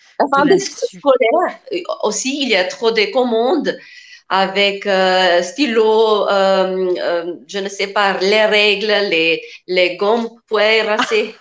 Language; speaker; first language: French; non-native, learner; Macedonian